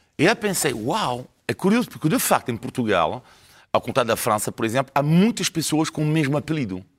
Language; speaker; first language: Portuguese; non-native, fluent; French